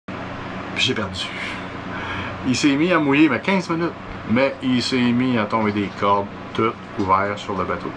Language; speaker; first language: French; native; French